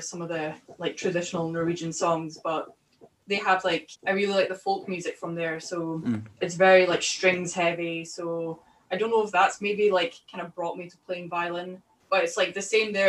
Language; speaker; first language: English; native; English